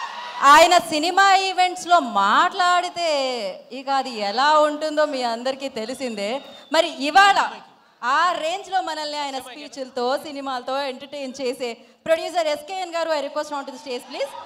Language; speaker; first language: Telugu; native; Telugu